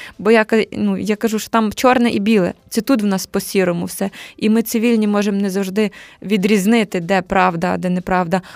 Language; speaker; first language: Ukrainian; native; Ukrainian